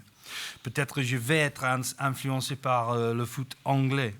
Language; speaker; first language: French; non-native, fluent; English